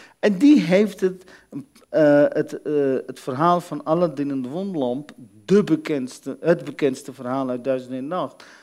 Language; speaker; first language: Dutch; early bilingual, other home language; Arabic